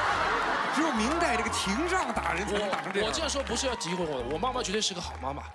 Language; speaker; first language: Chinese; native; Chinese